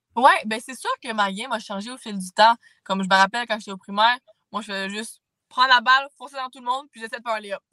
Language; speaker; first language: French; native; French